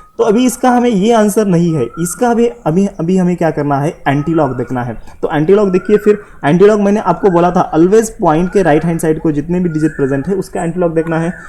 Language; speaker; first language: Hindi; non-native, local second language; Marathi